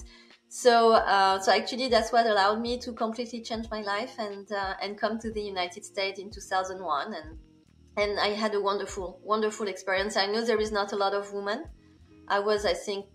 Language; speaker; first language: English; non-native, fluent; French